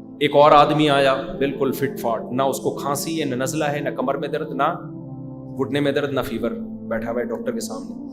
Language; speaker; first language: Urdu; native; Urdu